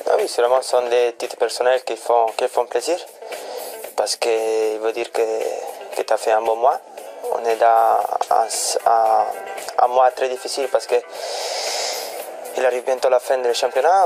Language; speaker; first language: French; non-native, fluent; Italian